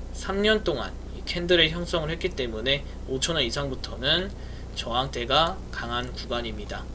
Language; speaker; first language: Korean; native; Korean